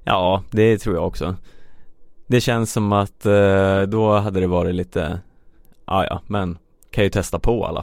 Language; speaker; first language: Swedish; native; Swedish